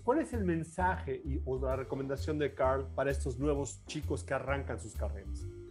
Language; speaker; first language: Spanish; native; Spanish